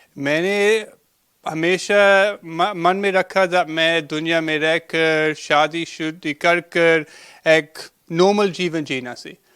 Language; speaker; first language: Hindi; early bilingual, heritage; Hindi